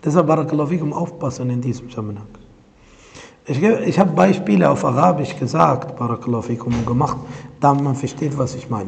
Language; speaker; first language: German; non-native, fluent; Arabic